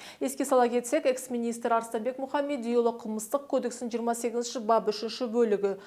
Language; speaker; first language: Kazakh; native; Kazakh